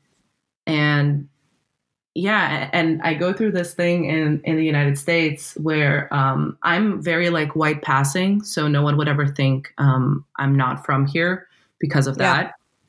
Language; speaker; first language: English; non-native, fluent; Portuguese